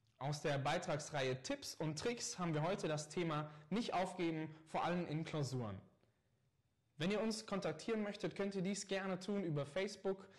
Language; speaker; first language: German; native; German